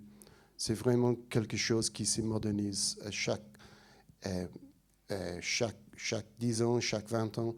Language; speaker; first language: French; non-native, fluent; English